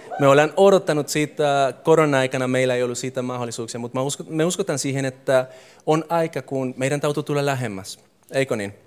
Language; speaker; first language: Finnish; non-native, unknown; English